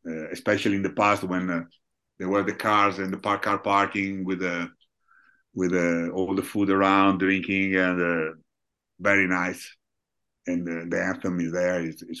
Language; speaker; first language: English; non-native, fluent; Italian